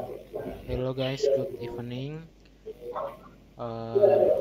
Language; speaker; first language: English; non-native, learner; Indonesian